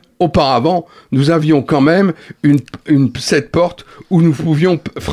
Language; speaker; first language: French; native; French